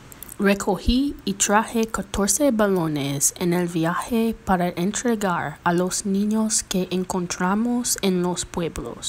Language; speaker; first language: Spanish; non-native, learner; English